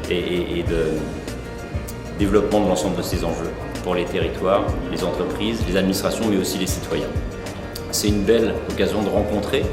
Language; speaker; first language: French; native; French